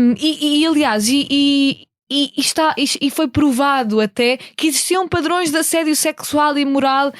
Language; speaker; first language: Portuguese; native; Portuguese